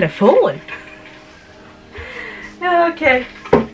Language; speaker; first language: Swedish; early bilingual, other home language; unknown